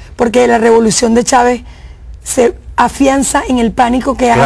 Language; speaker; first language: Spanish; native; Spanish